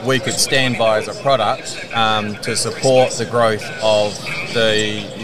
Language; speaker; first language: English; native; English